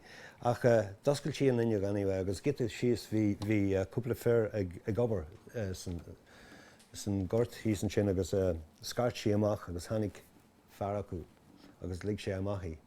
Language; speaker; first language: Irish; non-native, local second language; English